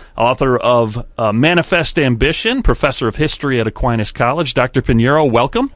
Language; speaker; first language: English; native; English